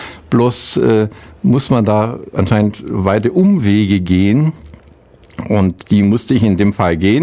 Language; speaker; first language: German; native; German